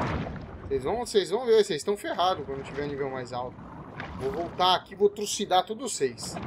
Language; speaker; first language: Portuguese; native; Portuguese